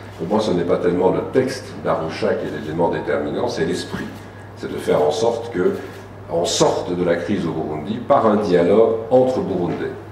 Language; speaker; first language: French; native; French